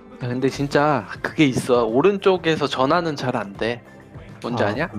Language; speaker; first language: Korean; native; Korean